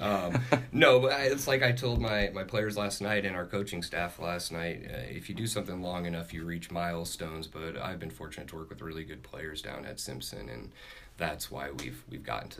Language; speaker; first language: English; native; English